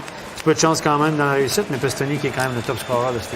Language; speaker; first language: French; native; French